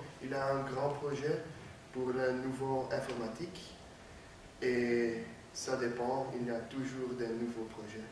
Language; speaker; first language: French; non-native, learner; Dutch